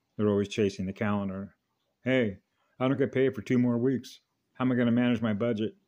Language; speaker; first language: English; native; English